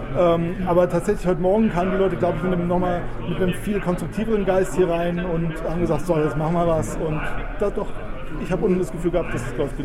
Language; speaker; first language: German; native; German